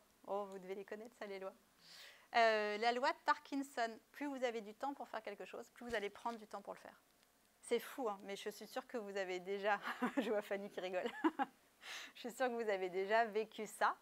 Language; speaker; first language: French; native; French